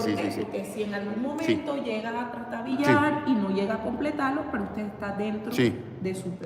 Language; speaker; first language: Spanish; native; Spanish